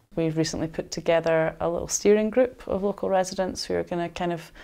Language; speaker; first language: English; native; English